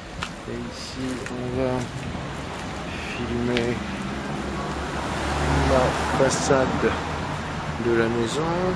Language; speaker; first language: French; native; French